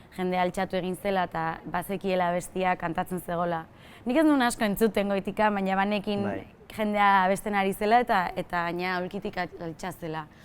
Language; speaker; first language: Basque; native; Basque